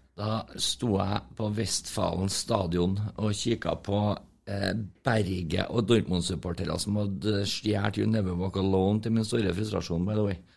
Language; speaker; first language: Norwegian; native; Norwegian